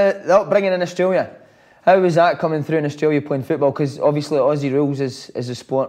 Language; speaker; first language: English; native; English